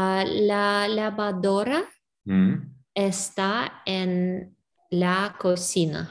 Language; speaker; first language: Spanish; non-native, learner; English